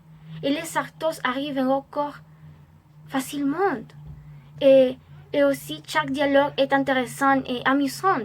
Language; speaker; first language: French; non-native, learner; Spanish